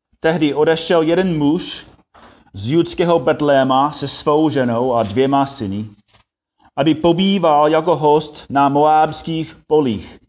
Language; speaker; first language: Czech; non-native, fluent; English